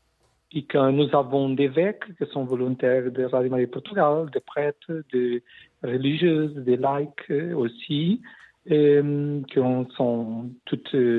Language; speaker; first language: French; non-native, learner; Portuguese